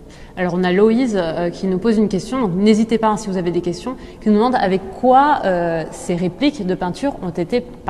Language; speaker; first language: French; native; French